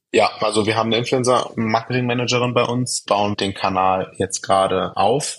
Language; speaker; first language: German; early bilingual, other home language; Persian